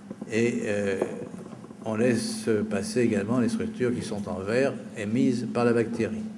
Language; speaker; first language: French; native; French